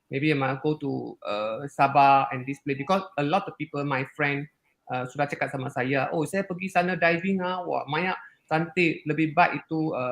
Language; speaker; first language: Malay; non-native, local second language; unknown